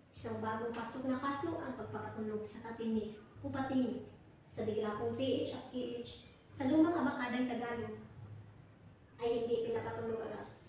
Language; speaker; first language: Filipino; non-native, local second language; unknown